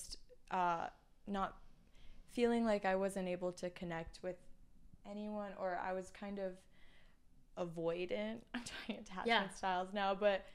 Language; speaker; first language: English; non-native, fluent; Chinese